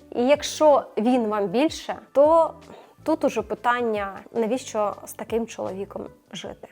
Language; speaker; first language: Ukrainian; non-native, local second language; Russian